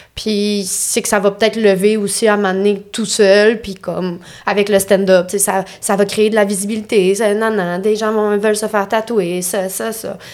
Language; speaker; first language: French; native; French